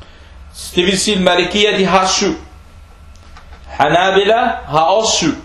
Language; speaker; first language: Danish; early bilingual, other home language; Arabic